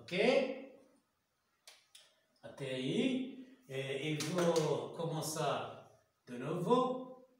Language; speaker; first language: Portuguese; non-native, learner; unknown